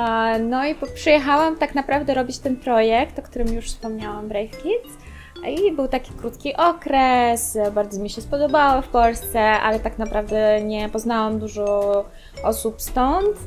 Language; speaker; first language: Polish; non-native, fluent; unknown